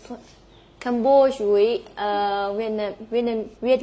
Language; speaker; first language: French; non-native, learner; Thai